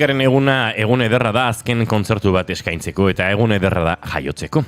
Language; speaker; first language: Basque; native; Basque